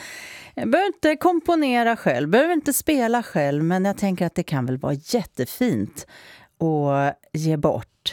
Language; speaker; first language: Swedish; native; Swedish